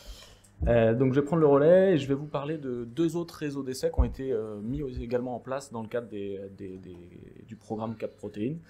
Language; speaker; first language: French; native; French